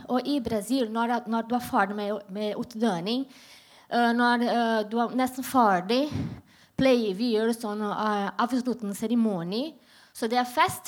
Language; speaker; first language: Norwegian; non-native, learner; Portuguese